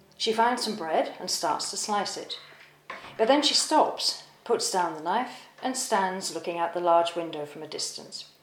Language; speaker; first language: English; native; English